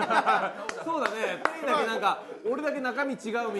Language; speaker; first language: Japanese; native; Japanese